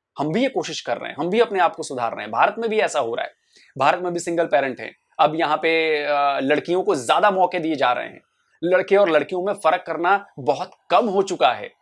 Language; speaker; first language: Hindi; native; Hindi